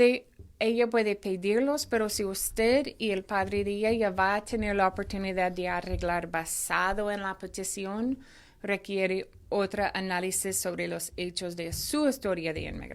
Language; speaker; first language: Spanish; non-native, fluent; English